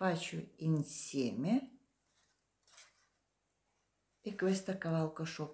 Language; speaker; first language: Italian; non-native, learner; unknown